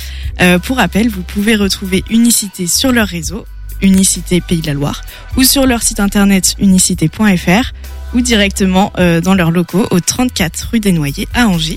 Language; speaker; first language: French; native; French